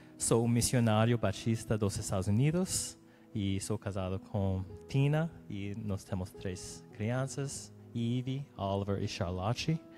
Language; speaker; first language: Portuguese; non-native, learner; English